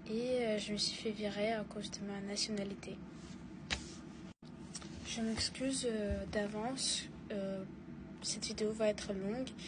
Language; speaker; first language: French; non-native, fluent; Russian